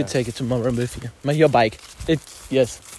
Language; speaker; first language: English; non-native, learner; German